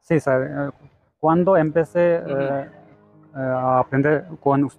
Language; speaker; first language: Spanish; non-native, learner; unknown